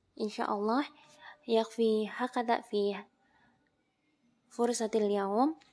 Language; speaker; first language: Arabic; non-native, learner; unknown